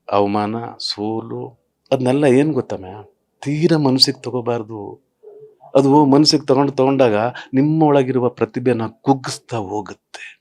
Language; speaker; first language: Kannada; native; Kannada